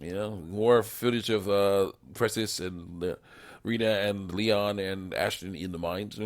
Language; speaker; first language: English; native; English